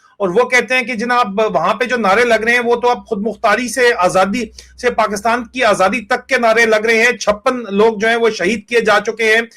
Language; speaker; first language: Urdu; non-native, local second language; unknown